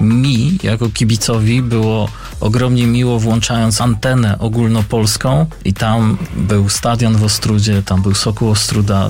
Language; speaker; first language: Polish; native; Polish